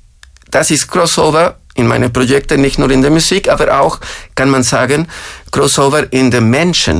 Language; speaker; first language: German; non-native, fluent; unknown